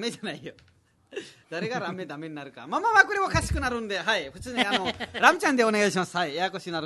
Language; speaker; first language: Japanese; non-native, fluent; Nepali